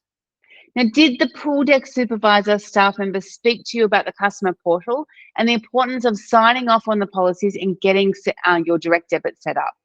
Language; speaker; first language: English; native; English